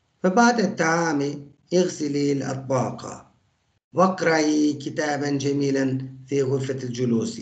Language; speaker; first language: Arabic; non-native, fluent; Turkish